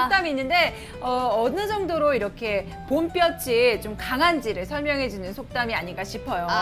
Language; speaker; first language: Korean; native; Korean